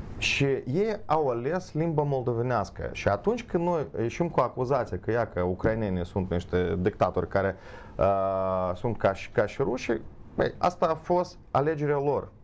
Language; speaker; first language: Romanian; non-native, local second language; Ukrainian